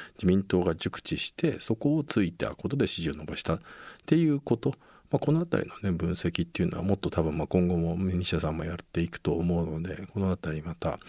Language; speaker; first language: Japanese; native; Japanese